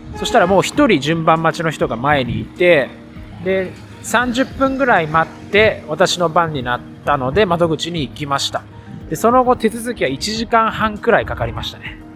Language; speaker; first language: Japanese; native; Japanese